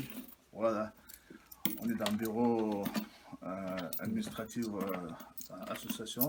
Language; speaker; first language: French; non-native, learner; Chechen